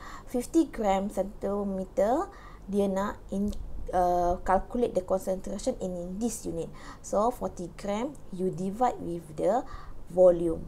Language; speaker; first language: English; non-native, local second language; Malay